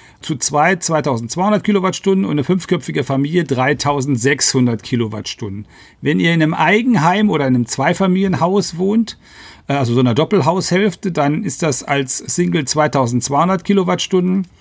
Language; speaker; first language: German; native; German